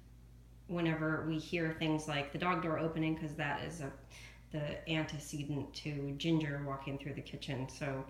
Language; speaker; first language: English; native; English